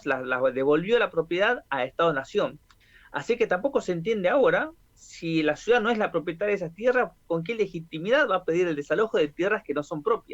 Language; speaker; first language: Spanish; native; Spanish